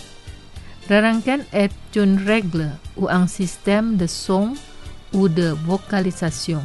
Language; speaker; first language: French; non-native, fluent; Indonesian